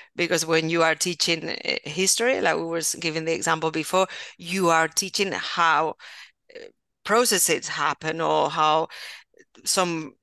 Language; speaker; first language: English; non-native, fluent; Spanish